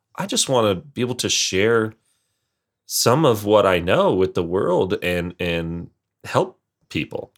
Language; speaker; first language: English; native; English